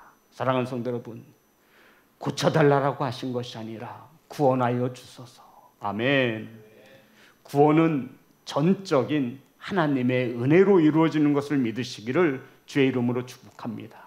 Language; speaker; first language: Korean; native; Korean